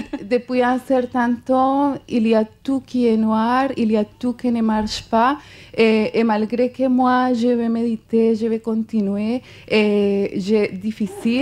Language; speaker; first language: French; non-native, fluent; Spanish